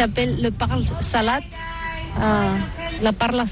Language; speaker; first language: French; non-native, learner; Catalan